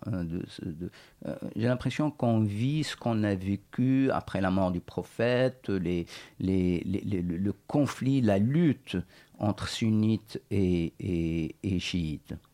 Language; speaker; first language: French; non-native, local second language; Berber languages